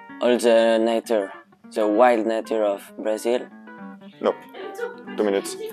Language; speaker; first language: English; non-native, fluent; German